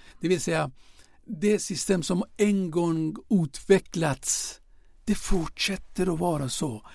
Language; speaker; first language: Swedish; non-native, fluent; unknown